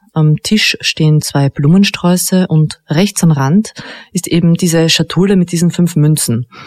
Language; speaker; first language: German; native; German